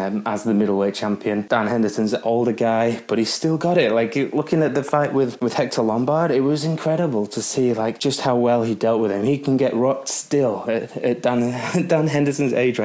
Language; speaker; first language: English; native; English